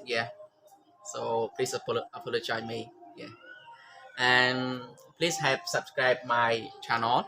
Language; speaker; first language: English; non-native, learner; Khmer